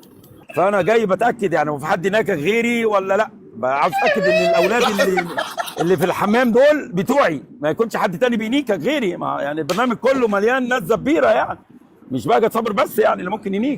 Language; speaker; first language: Arabic; native; Arabic